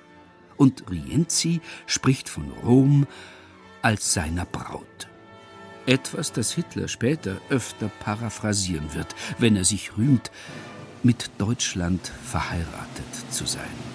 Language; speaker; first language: German; native; German